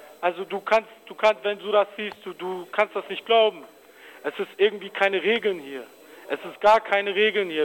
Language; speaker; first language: German; early bilingual, other home language; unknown